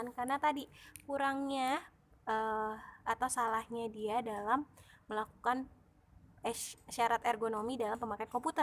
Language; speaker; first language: Indonesian; native; Indonesian